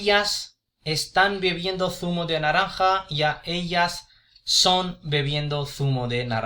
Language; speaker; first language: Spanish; non-native, fluent; Urdu